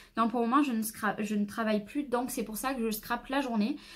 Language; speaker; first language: French; native; French